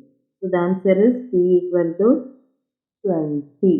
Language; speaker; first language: English; non-native, local second language; Tamil